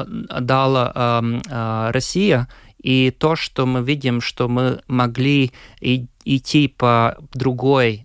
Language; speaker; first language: Russian; non-native, local second language; Latvian